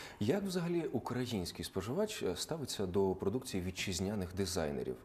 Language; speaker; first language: Ukrainian; native; Ukrainian